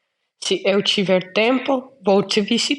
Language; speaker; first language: Portuguese; non-native, learner; Danish